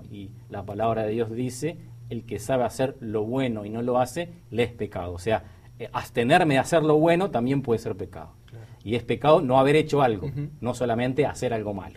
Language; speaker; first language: Spanish; native; Spanish